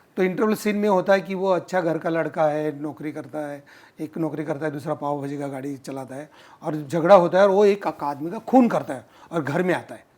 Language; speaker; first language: Hindi; non-native, local second language; Marathi